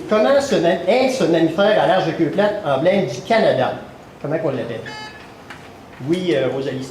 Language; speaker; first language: French; native; French